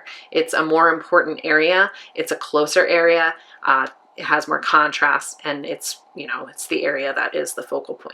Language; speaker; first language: English; native; English